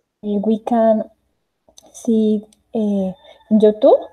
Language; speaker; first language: English; non-native, learner; Spanish